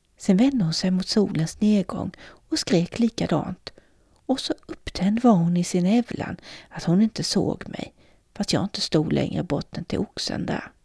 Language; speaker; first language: Swedish; native; Swedish